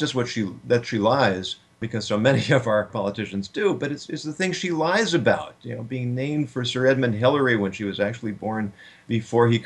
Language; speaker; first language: English; native; English